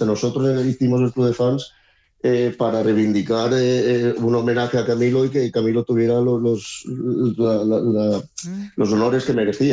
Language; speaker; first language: Spanish; native; Spanish